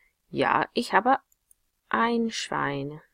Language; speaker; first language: German; non-native, fluent; English